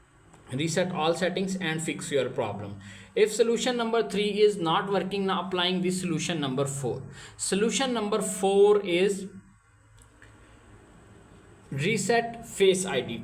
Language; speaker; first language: English; non-native, local second language; Urdu